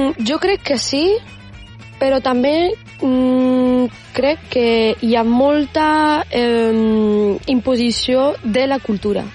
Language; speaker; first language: Catalan; non-native, local second language; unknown